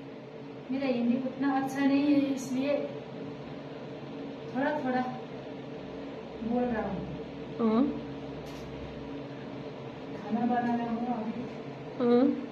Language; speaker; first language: Hindi; non-native, local second language; Nepali